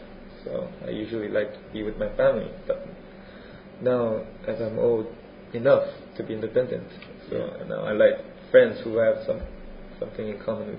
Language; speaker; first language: English; non-native, fluent; Korean